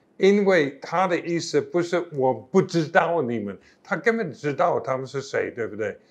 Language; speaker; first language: Chinese; non-native, fluent; English